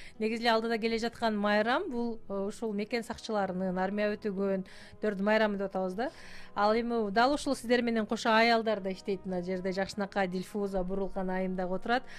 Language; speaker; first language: Kyrgyz; native; Kyrgyz